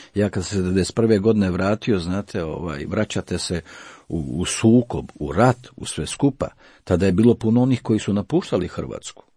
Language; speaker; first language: Croatian; native; Croatian